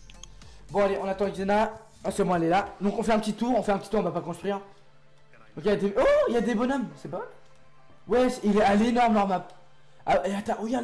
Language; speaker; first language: French; native; French